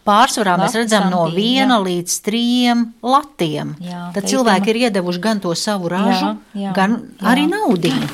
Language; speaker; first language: Latvian; native; Latvian